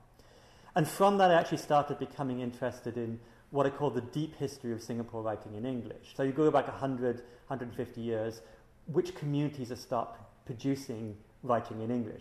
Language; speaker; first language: English; native; English